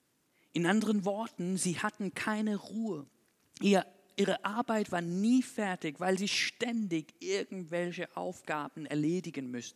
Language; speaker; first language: German; non-native, fluent; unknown